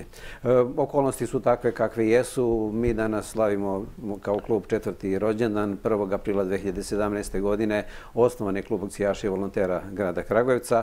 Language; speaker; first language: Serbian; native; Serbian